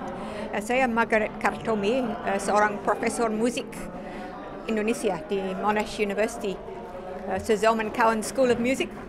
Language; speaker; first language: Indonesian; non-native, fluent; English